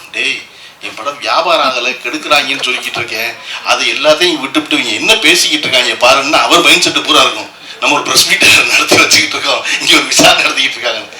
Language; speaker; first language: Tamil; native; Tamil